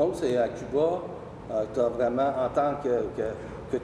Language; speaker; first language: French; native; French